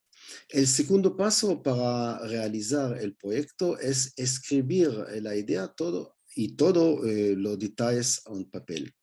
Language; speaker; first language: Spanish; non-native, learner; Hebrew